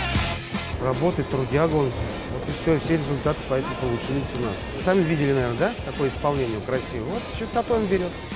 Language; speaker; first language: Russian; native; Russian